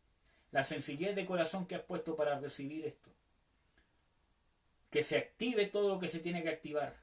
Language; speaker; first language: Spanish; native; Spanish